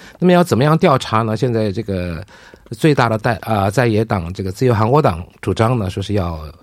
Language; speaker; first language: Chinese; non-native, fluent; Korean